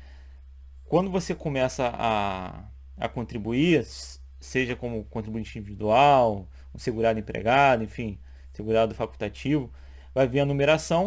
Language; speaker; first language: Portuguese; native; Portuguese